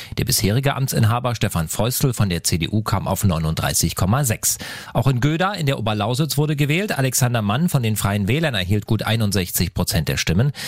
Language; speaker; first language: German; native; German